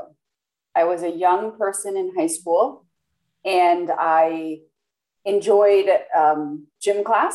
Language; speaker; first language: English; native; English